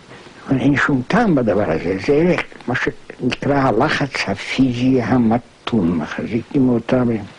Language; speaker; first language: Hebrew; non-native, fluent; German